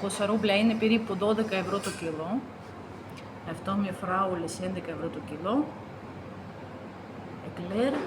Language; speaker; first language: Greek; non-native, fluent; Russian